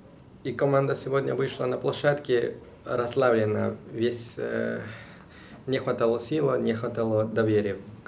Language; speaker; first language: Russian; non-native, fluent; Spanish